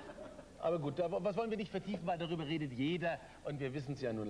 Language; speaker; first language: German; native; German